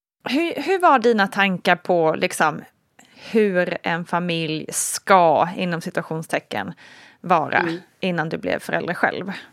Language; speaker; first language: Swedish; native; Swedish